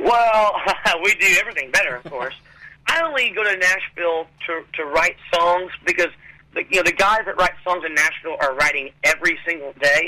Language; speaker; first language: English; native; English